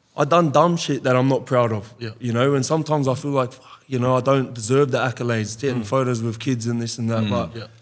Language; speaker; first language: English; native; English